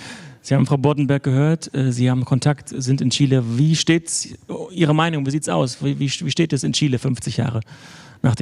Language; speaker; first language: German; native; German